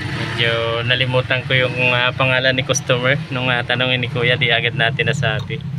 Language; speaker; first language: Filipino; native; Filipino